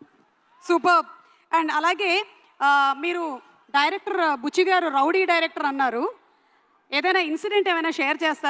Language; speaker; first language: Telugu; native; Telugu